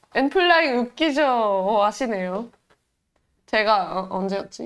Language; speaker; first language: Korean; non-native, fluent; English